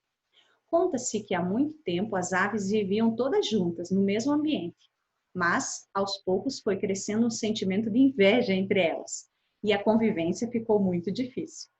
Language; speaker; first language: Portuguese; native; Portuguese